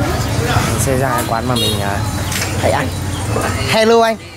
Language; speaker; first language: Vietnamese; native; Vietnamese